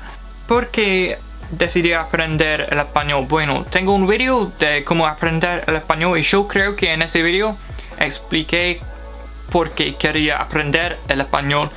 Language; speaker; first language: Spanish; non-native, fluent; English